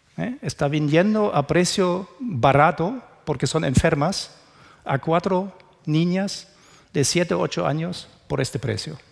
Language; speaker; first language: Spanish; non-native, fluent; German